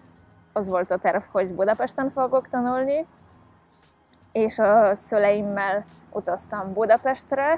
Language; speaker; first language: Hungarian; non-native, fluent; Polish